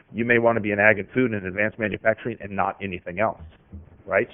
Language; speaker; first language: English; native; English